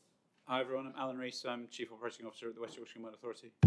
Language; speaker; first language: English; native; English